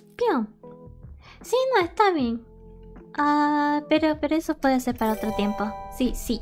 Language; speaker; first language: Spanish; non-native, learner; English